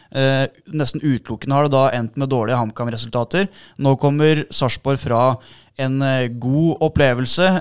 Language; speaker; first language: Norwegian; native; Norwegian